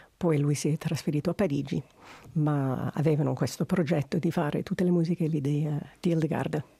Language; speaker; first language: Italian; non-native, fluent; English